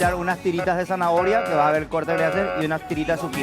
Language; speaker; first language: Spanish; native; Spanish